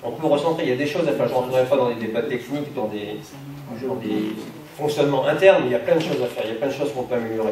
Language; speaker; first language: French; native; French